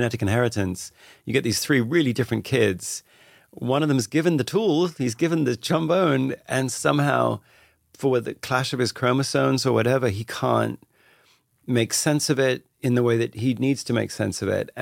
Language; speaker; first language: English; native; English